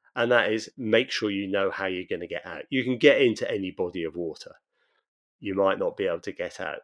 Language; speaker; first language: English; native; English